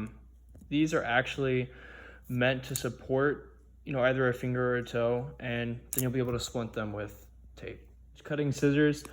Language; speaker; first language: English; native; English